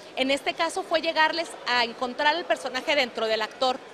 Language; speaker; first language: Spanish; native; Spanish